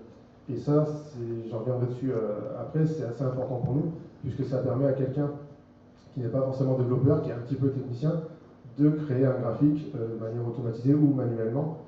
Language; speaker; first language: French; native; French